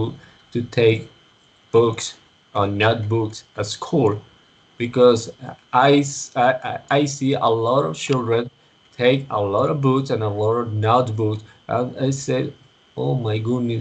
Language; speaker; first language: English; non-native, learner; Spanish